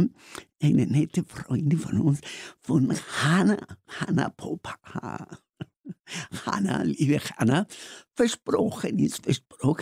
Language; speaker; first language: German; non-native, learner; Spanish